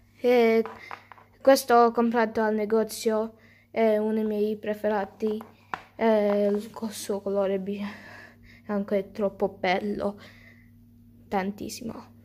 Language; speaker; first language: Italian; early bilingual, other home language; Romanian